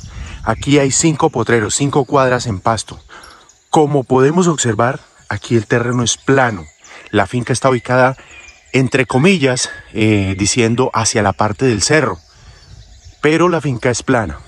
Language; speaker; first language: Spanish; native; Spanish